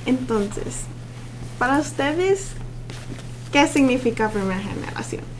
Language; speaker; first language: Spanish; early bilingual, heritage; Spanish